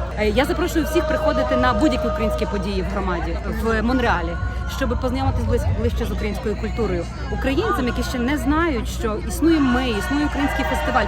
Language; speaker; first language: Ukrainian; native; Ukrainian